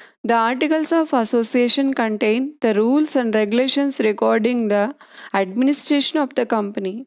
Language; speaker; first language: English; non-native, local second language; Telugu